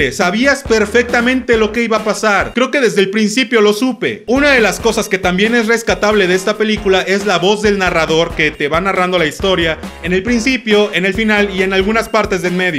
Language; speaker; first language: Spanish; native; Spanish